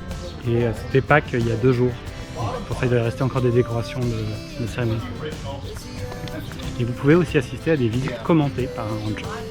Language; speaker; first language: French; native; French